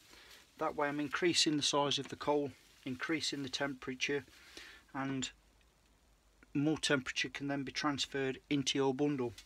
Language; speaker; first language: English; native; English